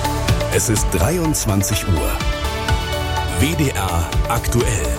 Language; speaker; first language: German; native; German